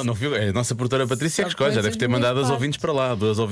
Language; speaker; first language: Portuguese; native; Portuguese